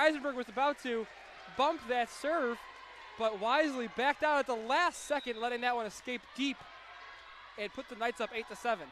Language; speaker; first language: English; native; English